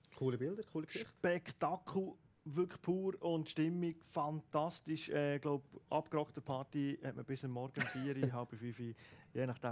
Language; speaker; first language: German; native; German